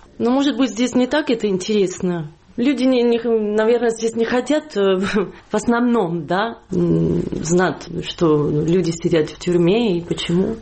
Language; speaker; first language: Russian; non-native, fluent; Catalan